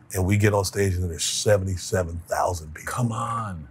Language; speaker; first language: English; native; English